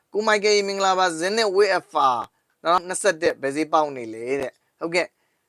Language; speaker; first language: Burmese; native; Burmese